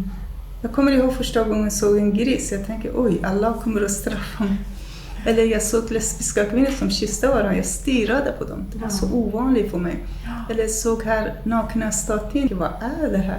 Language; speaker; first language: Swedish; non-native, fluent; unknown